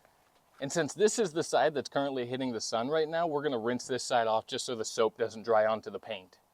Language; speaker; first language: English; native; English